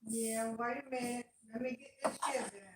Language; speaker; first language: English; native; English